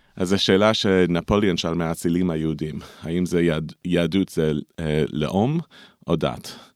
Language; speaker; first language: Hebrew; non-native, fluent; English